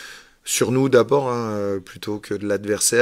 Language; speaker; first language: French; native; French